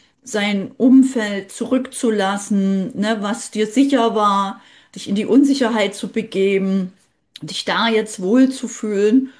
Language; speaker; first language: German; native; German